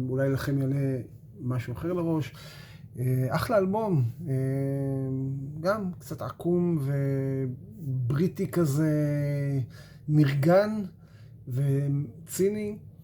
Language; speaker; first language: Hebrew; native; Hebrew